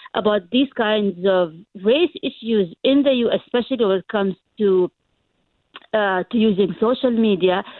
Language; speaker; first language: English; non-native, fluent; Arabic